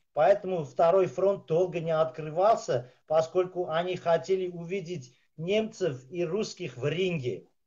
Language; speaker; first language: Russian; non-native, local second language; Armenian